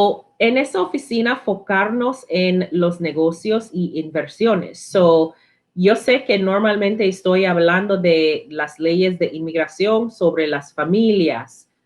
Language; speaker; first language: Spanish; non-native, learner; English